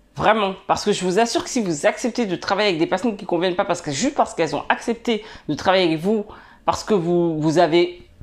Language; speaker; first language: French; native; French